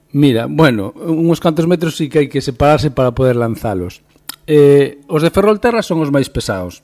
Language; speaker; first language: Galician; native; Galician